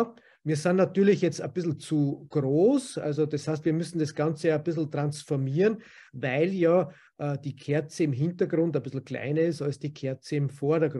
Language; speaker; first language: German; native; German